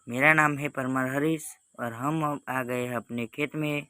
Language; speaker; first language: Hindi; non-native, local second language; Gujarati